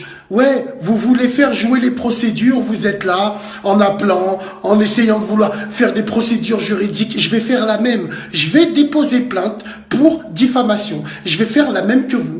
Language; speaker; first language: French; native; French